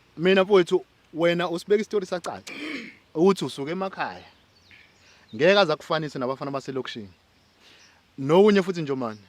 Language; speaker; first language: Zulu; native; Zulu